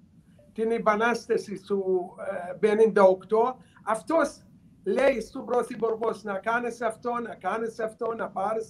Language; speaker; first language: Greek; non-native, learner; Arabic